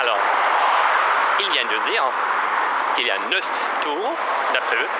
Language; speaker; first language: French; non-native, fluent; Russian